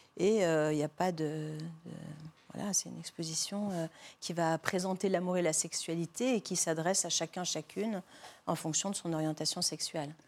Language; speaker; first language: French; native; French